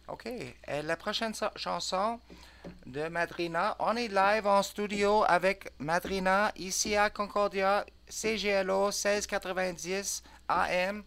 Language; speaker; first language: French; non-native, learner; English